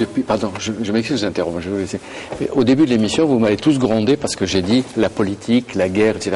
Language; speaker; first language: French; native; French